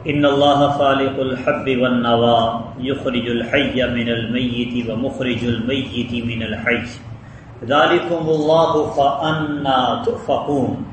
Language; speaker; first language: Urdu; non-native, local second language; Punjabi